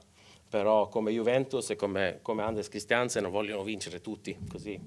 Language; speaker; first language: Italian; non-native, local second language; Swedish